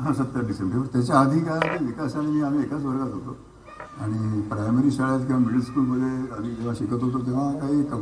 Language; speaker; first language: Marathi; native; Marathi